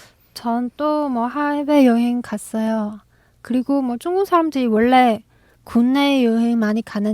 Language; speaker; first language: Korean; non-native, fluent; Chinese